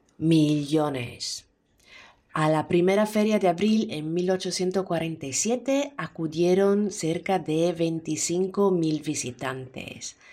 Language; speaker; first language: Spanish; non-native, fluent; Italian